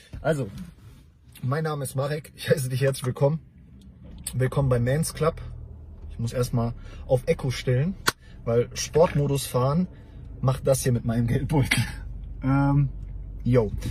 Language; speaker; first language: German; native; German